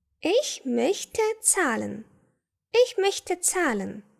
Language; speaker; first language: German; non-native, fluent; Ukrainian